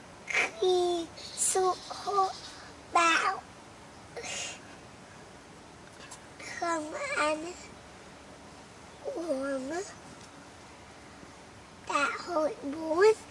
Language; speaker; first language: Vietnamese; early bilingual, heritage; Vietnamese